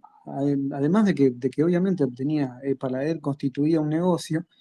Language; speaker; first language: Spanish; native; Spanish